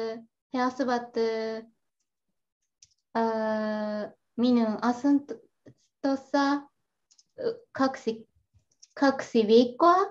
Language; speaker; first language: Finnish; non-native, learner; Japanese